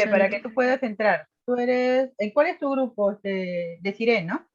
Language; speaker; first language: Spanish; native; Spanish